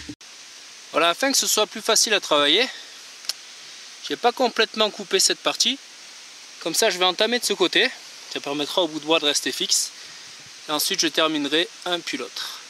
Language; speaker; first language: French; native; French